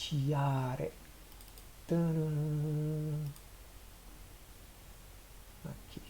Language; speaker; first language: Portuguese; native; Portuguese